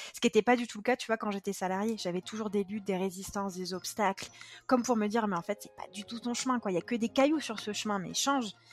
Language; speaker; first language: French; native; French